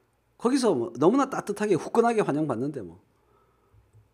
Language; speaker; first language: Korean; native; Korean